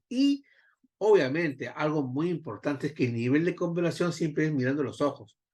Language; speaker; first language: Spanish; native; Spanish